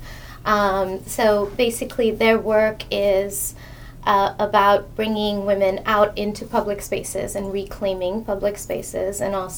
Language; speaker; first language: English; non-native, local second language; Hindi